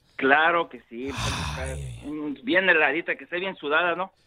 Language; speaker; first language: Spanish; native; Spanish